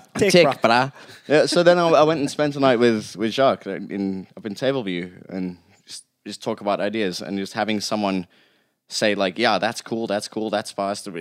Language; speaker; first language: English; native; English